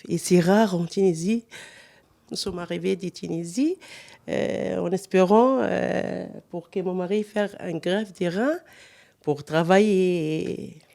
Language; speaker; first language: French; non-native, local second language; Arabic